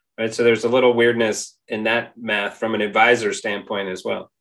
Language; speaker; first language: English; native; English